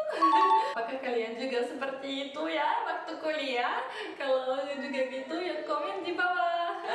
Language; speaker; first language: Indonesian; early bilingual, other home language; Russian